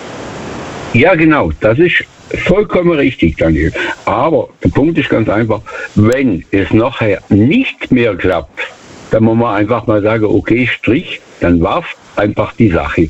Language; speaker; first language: German; native; German